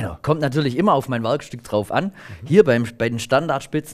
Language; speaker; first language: German; native; German